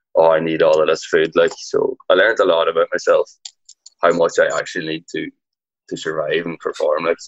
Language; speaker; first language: English; native; English